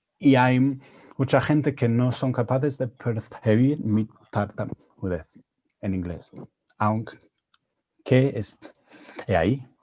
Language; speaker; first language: Spanish; non-native, fluent; English